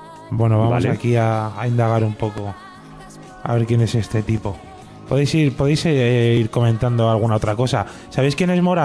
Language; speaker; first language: Spanish; native; Spanish